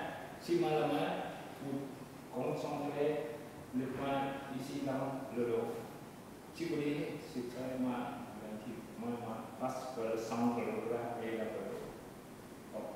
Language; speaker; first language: French; non-native, learner; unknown